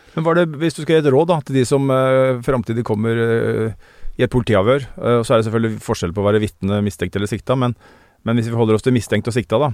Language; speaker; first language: Norwegian; native; Norwegian